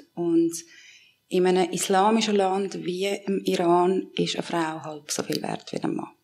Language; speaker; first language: German; early bilingual, other home language; Persian